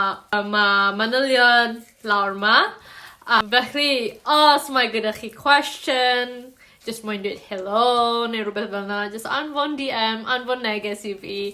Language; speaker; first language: Welsh; non-native, learner; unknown